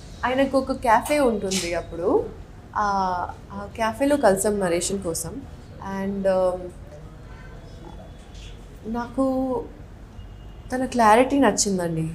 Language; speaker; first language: Telugu; non-native, local second language; Hindi